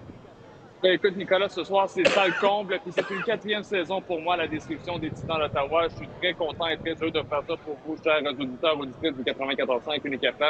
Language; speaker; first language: French; native; French